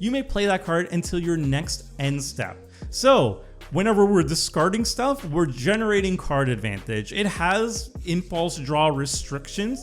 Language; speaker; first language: English; native; English